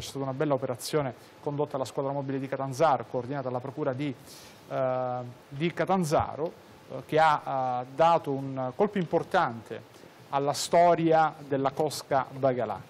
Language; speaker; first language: Italian; native; Italian